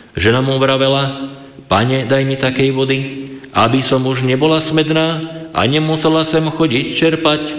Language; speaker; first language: Slovak; native; Slovak